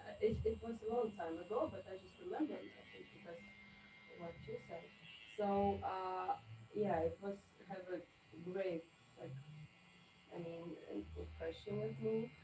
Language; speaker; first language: English; non-native, fluent; Ukrainian